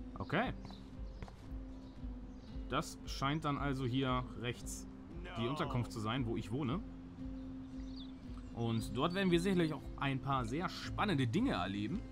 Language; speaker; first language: German; native; German